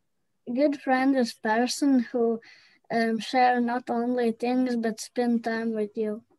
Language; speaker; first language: English; non-native, learner; Croatian